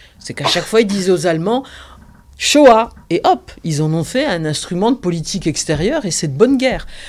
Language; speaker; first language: French; early bilingual, other home language; Arabic